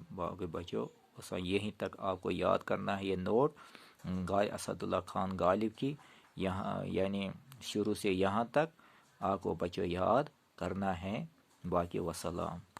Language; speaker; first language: Urdu; non-native, local second language; Kashmiri